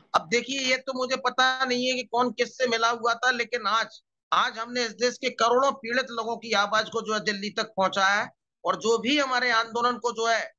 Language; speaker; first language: Hindi; native; Hindi